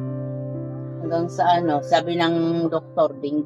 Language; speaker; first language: Filipino; non-native, local second language; Bikol